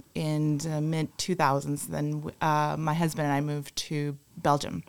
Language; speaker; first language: English; non-native, fluent; Spanish